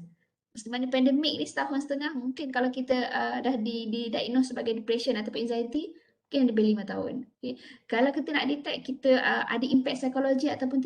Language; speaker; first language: Malay; native; Malay